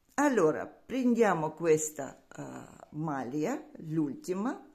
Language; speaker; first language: Italian; non-native, learner; Russian